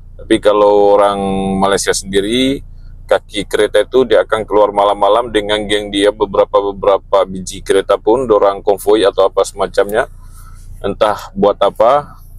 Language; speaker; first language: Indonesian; native; Indonesian